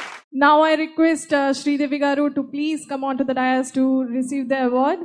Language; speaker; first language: English; non-native, local second language; Telugu